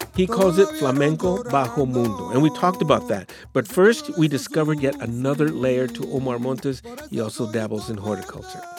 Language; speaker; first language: English; native; English